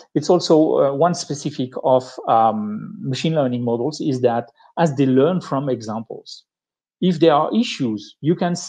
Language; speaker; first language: English; non-native, fluent; French